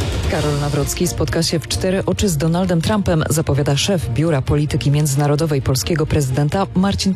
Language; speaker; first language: Polish; native; Polish